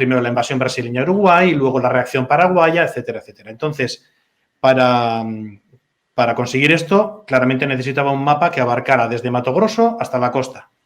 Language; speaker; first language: Spanish; native; Spanish